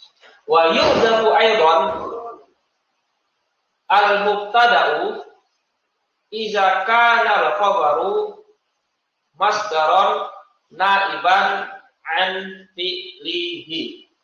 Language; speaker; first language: Arabic; non-native, fluent; Indonesian